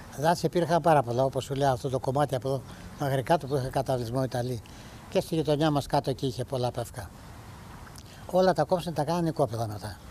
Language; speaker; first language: Greek; early bilingual, heritage; Greek